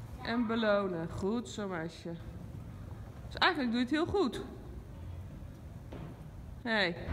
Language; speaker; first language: Dutch; native; Dutch